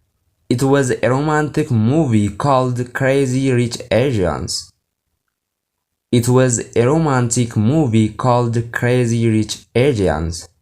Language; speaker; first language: English; non-native, local second language; Oromo